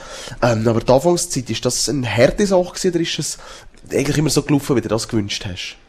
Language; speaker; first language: German; native; German